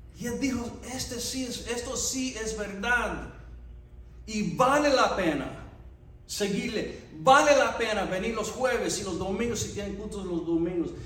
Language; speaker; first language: Spanish; non-native, fluent; English